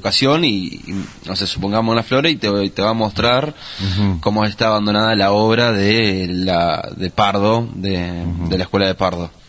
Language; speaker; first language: Spanish; native; Spanish